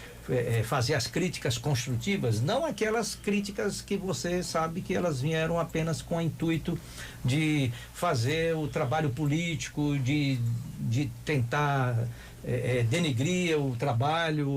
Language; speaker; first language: Portuguese; native; Portuguese